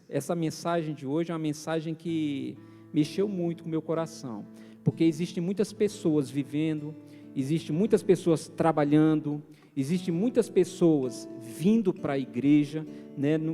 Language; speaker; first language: Portuguese; native; Portuguese